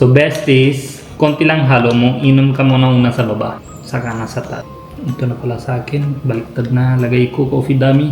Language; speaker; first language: Filipino; non-native, learner; Punjabi